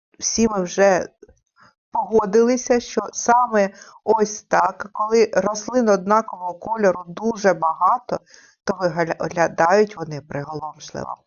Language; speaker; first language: Ukrainian; native; Ukrainian